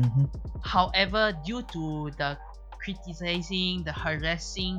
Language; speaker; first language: English; non-native, local second language; Chinese